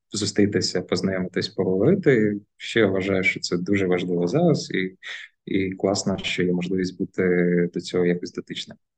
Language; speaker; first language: Ukrainian; non-native, local second language; Russian